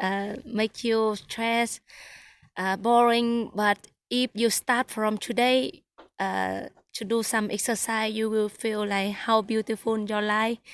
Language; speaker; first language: English; non-native, learner; Vietnamese